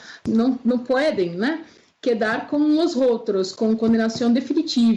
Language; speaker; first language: Spanish; non-native, fluent; Portuguese